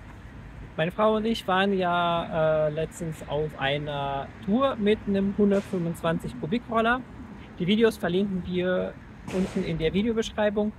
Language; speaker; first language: German; native; German